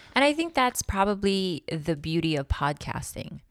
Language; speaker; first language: English; non-native, local second language; Filipino